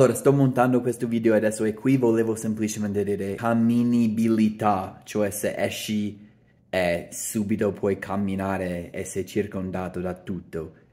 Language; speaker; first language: Italian; non-native, fluent; English